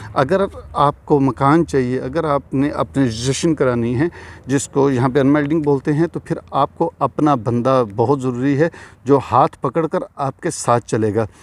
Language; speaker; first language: Urdu; non-native, local second language; Punjabi